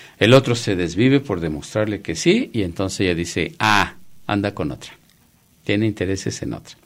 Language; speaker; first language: Spanish; native; Spanish